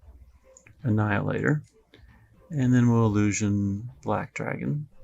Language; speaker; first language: English; native; English